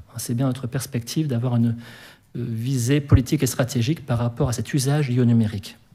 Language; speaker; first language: French; native; French